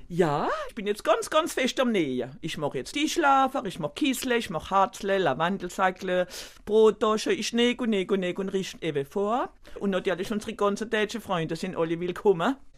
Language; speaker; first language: German; non-native, local second language; Swiss German